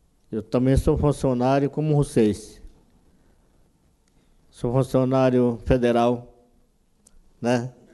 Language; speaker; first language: Portuguese; non-native, local second language; Yanomámi